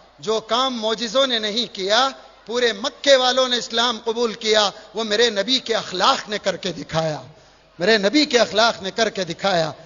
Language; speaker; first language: Urdu; native; Urdu